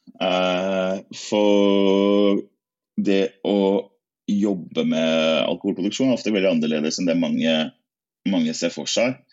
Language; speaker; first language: Norwegian; native; Norwegian